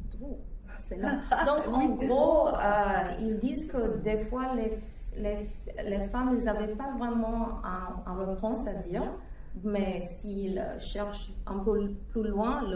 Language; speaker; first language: French; non-native, fluent; English